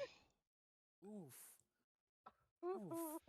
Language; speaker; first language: English; native; English